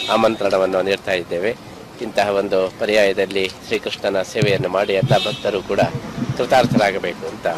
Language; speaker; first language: Kannada; native; Kannada